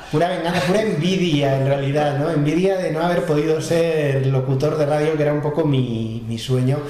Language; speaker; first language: Spanish; native; Spanish